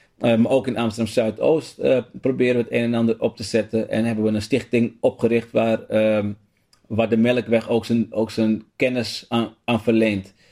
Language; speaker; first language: Dutch; native; Dutch